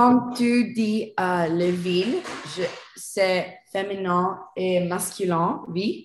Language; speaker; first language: French; non-native, learner; Spanish